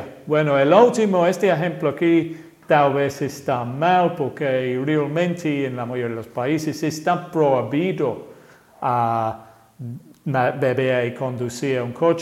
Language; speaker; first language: Spanish; non-native, fluent; English